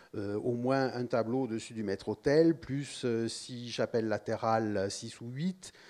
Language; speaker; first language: French; native; French